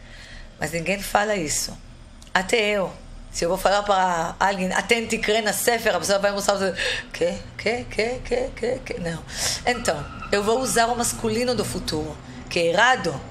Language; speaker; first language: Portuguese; non-native, fluent; Hebrew